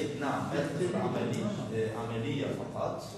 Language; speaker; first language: Arabic; non-native, learner; Turkish